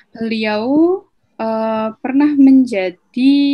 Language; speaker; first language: English; non-native, fluent; Indonesian